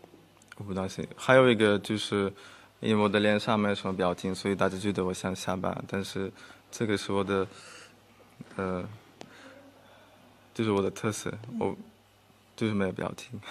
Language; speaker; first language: Chinese; non-native, fluent; Russian